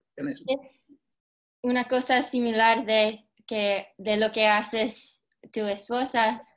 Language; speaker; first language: Spanish; early bilingual, heritage; Spanish